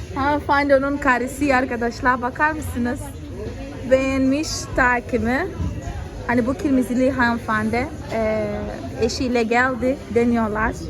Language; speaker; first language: Turkish; non-native, fluent; Portuguese